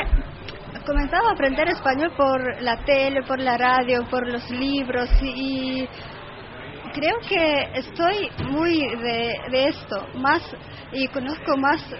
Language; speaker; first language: Spanish; non-native, learner; Russian